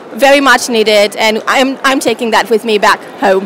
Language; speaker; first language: English; non-native, fluent; Romanian